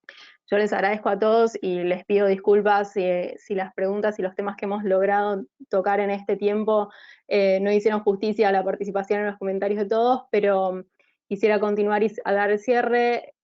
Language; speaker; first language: Spanish; native; Spanish